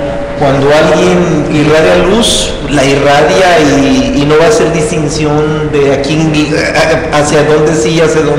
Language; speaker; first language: Spanish; native; Spanish